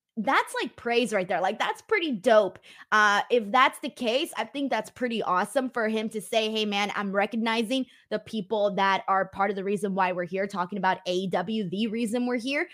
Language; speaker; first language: English; native; English